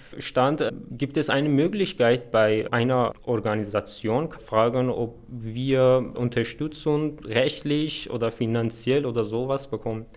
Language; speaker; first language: German; non-native, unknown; Persian